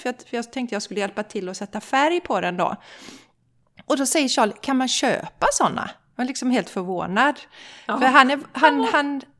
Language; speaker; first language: Swedish; native; Swedish